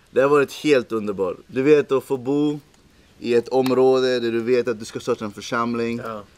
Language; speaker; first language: Swedish; early bilingual, other home language; Spanish